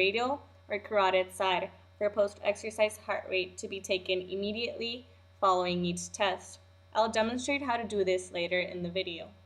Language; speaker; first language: English; native; English